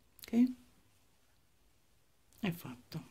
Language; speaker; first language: Italian; non-native, fluent; Ukrainian